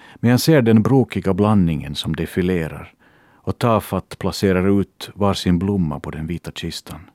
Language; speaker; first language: Swedish; native; Swedish